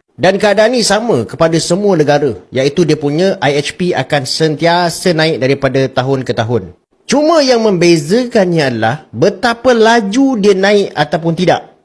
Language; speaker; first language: Malay; native; Malay